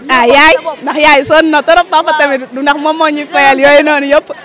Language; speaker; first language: Wolof; native; Wolof